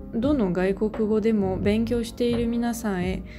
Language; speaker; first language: Japanese; non-native, fluent; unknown